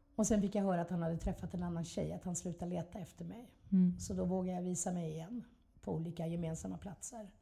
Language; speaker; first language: Swedish; native; Swedish